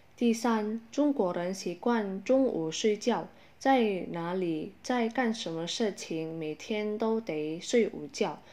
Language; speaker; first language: Chinese; non-native, fluent; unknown